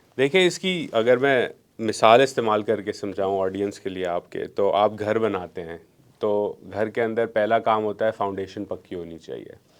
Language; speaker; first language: Urdu; non-native, local second language; Memoni